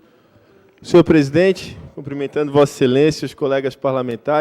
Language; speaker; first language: Portuguese; native; Portuguese